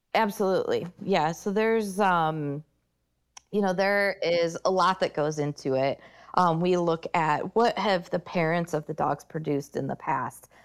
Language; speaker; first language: English; native; English